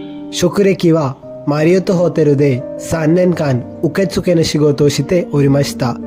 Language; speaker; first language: Japanese; non-native, learner; Malayalam